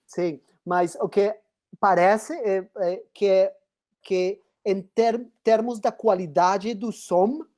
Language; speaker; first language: Portuguese; non-native, fluent; Spanish